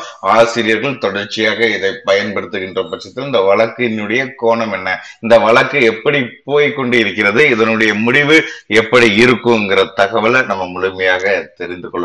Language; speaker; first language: Tamil; native; Tamil